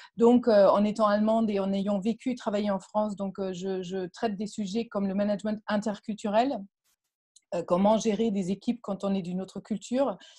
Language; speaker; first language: French; non-native, fluent; German